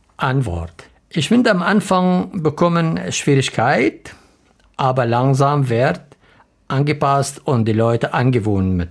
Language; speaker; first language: German; non-native, learner; Arabic